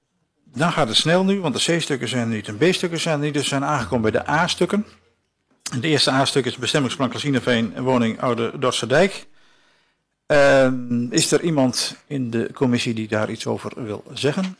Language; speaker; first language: Dutch; native; Dutch